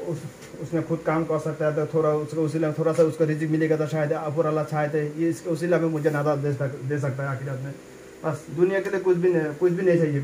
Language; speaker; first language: Hindi; non-native, fluent; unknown